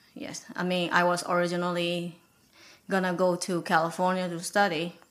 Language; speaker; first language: English; non-native, fluent; Burmese